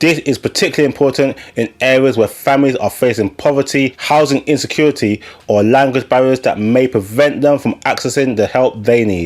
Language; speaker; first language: English; native; English